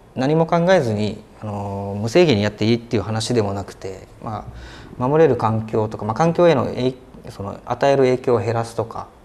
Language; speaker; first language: Japanese; native; Japanese